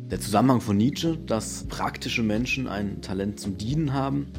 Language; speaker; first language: German; native; German